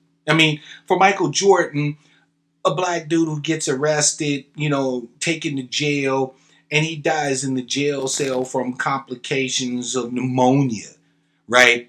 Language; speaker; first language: English; native; English